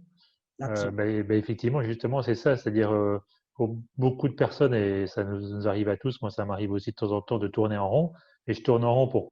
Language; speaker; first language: French; native; French